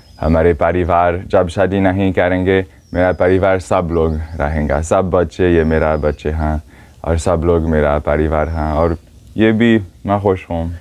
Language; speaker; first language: Hindi; non-native, learner; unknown